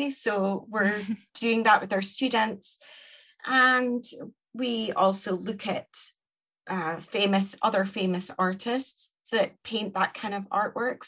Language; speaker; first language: English; native; English